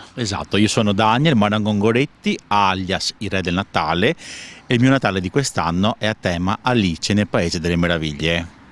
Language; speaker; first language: Italian; native; Italian